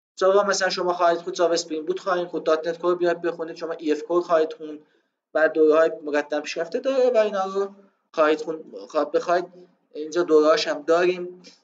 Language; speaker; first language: Persian; non-native, local second language; Azerbaijani